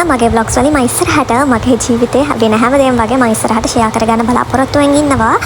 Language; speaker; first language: Sinhala; non-native, local second language; Tamil